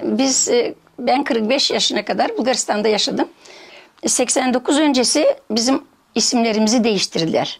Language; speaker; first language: Turkish; early bilingual, heritage; Turkish